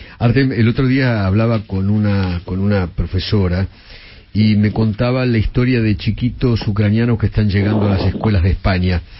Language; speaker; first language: Spanish; native; Spanish